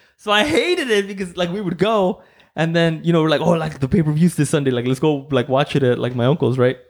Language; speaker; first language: English; non-native, fluent; Spanish